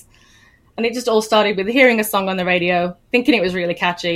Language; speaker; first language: English; native; English